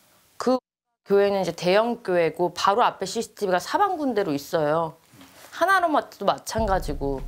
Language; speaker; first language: Korean; native; Korean